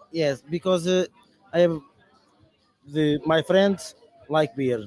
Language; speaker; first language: English; non-native, learner; Portuguese